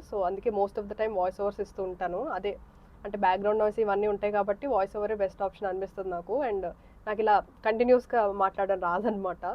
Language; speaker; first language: Telugu; early bilingual, heritage; Telugu